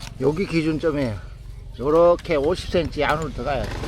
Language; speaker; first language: Korean; native; Korean